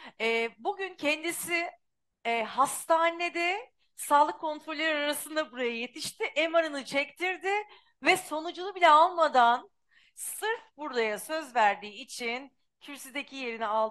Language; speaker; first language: Turkish; non-native, learner; Japanese